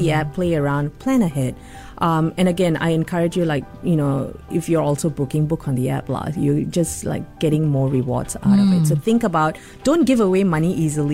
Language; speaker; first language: English; non-native, local second language; Tamil